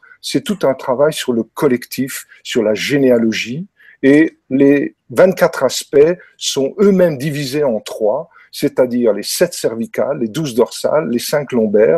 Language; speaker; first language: French; native; French